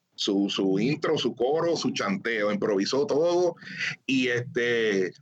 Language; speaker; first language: Spanish; early bilingual, heritage; Spanish